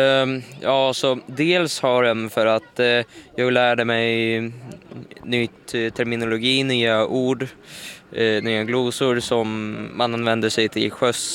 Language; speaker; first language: Swedish; early bilingual, other home language; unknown